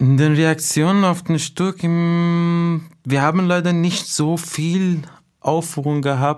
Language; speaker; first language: German; non-native, fluent; Persian